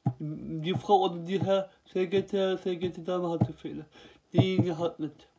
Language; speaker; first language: German; non-native, learner; Turkish